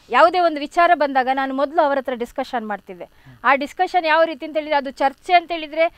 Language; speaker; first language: Kannada; non-native, local second language; Tulu